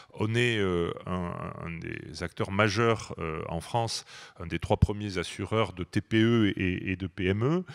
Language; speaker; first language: French; native; French